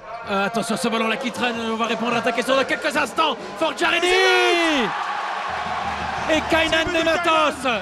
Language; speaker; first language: French; native; French